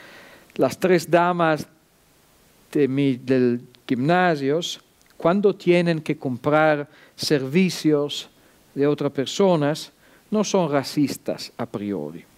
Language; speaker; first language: Spanish; non-native, fluent; Italian